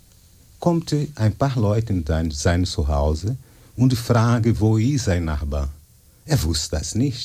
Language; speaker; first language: German; non-native, learner; Portuguese